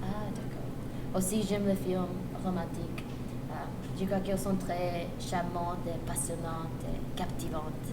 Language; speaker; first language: French; non-native, learner; Spanish